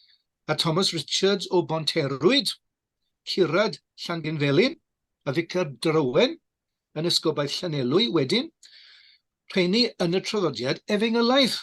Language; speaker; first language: Welsh; native; Welsh